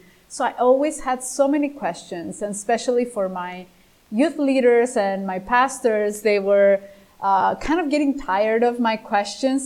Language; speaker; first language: English; non-native, fluent; Greek